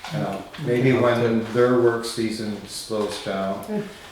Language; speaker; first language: English; native; English